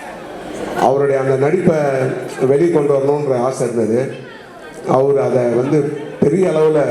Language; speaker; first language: Tamil; native; Tamil